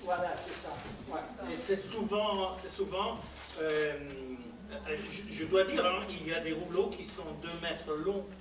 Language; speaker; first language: French; non-native, fluent; English